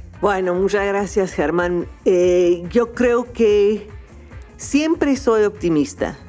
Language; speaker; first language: Spanish; non-native, fluent; English